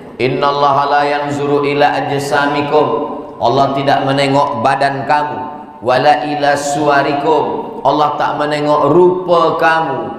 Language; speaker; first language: Malay; native; Malay